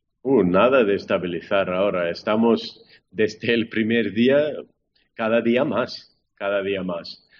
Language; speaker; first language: Spanish; non-native, fluent; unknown